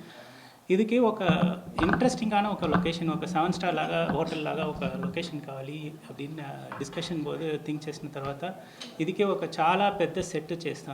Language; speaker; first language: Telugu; non-native, learner; Tamil